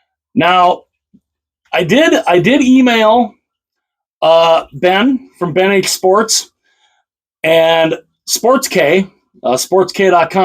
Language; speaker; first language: English; native; English